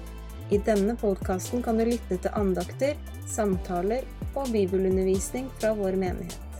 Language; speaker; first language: Norwegian; native; Norwegian